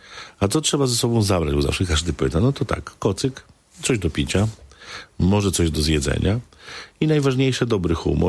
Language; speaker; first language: Polish; native; Polish